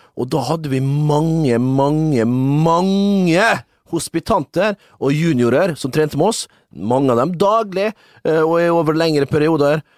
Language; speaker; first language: Norwegian; native; Norwegian